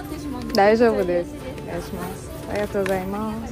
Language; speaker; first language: Japanese; non-native, learner; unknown